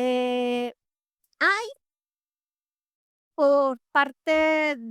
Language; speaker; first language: Spanish; non-native, fluent; Portuguese